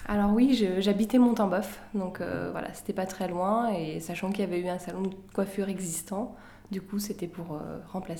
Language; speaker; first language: French; native; French